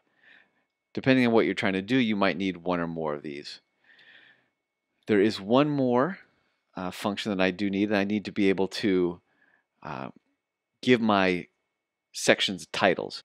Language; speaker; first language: English; native; English